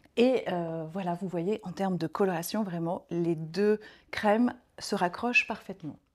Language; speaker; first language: French; native; French